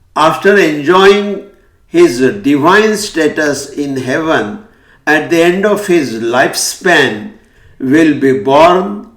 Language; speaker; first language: English; non-native, local second language; Hindi